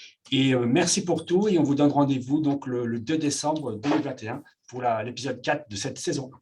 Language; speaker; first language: French; native; French